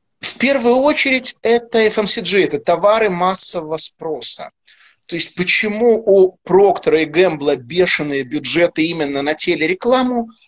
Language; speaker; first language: Russian; native; Russian